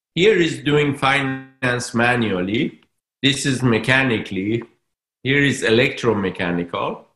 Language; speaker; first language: English; non-native, fluent; Persian